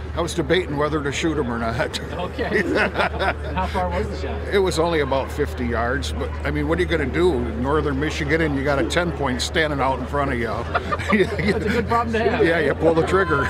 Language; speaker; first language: English; native; English